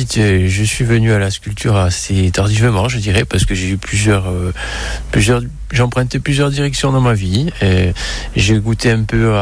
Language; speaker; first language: French; native; French